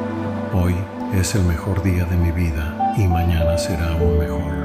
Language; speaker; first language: Spanish; native; Spanish